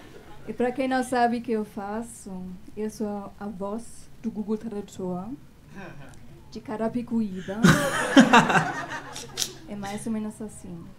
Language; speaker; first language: Portuguese; non-native, fluent; German